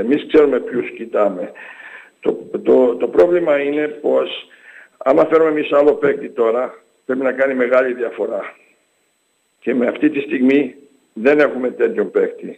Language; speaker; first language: Greek; early bilingual, heritage; English